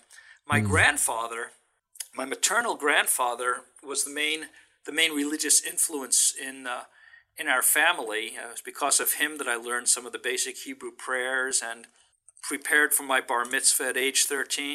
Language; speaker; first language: English; native; English